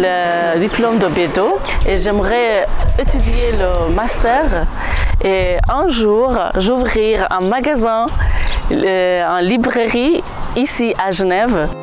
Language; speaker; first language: French; non-native, learner; Kurdish